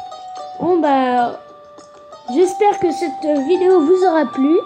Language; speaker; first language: French; native; French